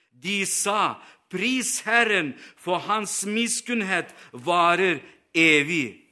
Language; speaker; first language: Norwegian; non-native, fluent; Ukrainian